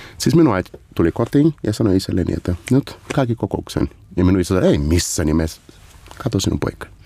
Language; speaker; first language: Finnish; non-native, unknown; Portuguese